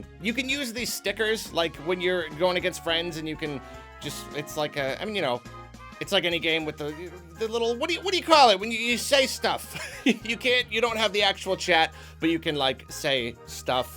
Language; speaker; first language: English; native; English